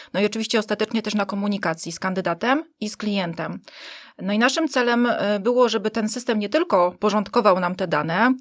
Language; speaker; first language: Polish; native; Polish